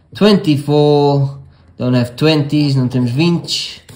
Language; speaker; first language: English; early bilingual, other home language; Portuguese